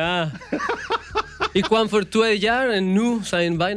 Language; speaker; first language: Dutch; non-native, learner; Spanish